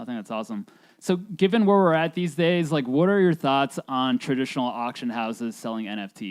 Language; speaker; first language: English; native; English